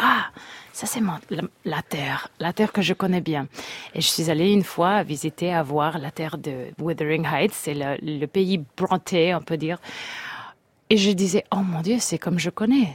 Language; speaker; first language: French; non-native, fluent; Spanish